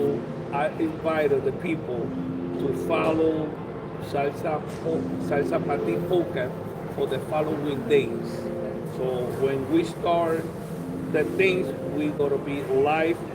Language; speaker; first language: English; non-native, learner; Spanish